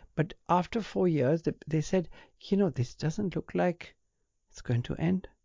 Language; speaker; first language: English; non-native, local second language; Punjabi